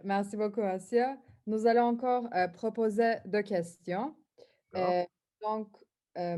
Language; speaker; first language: French; non-native, fluent; Turkish